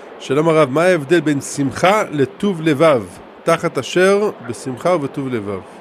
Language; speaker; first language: Hebrew; native; Hebrew